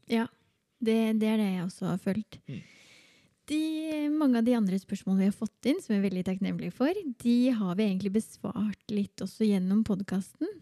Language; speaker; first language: Norwegian; native; Norwegian